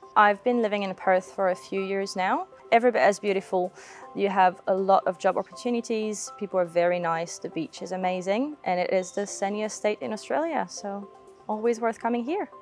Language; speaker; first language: English; non-native, fluent; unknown